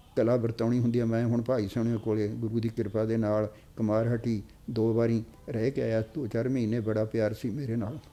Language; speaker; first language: Punjabi; native; Punjabi